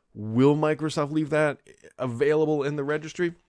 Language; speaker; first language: English; native; English